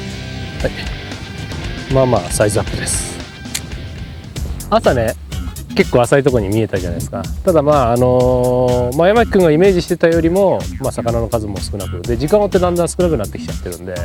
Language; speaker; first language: Japanese; native; Japanese